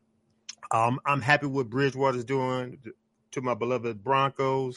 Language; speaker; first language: English; native; English